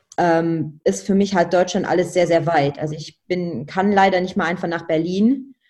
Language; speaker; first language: German; non-native, local second language; Luxembourgish